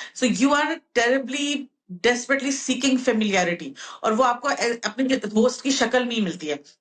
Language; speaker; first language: Urdu; native; Urdu